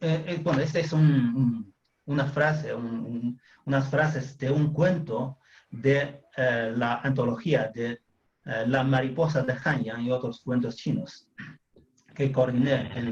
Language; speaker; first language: Spanish; non-native, fluent; Chinese